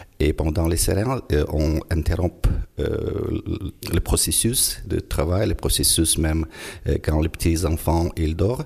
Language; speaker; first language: French; non-native, fluent; Ukrainian